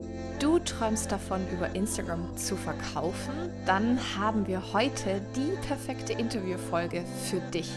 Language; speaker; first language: German; native; German